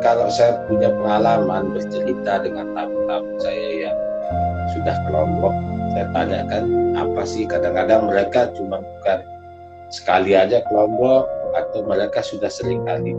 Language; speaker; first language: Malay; non-native, local second language; Sasak